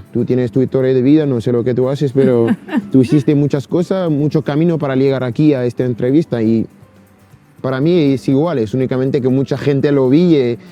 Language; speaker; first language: Spanish; non-native, fluent; French